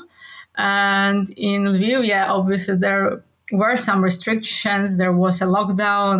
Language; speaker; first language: English; non-native, fluent; Ukrainian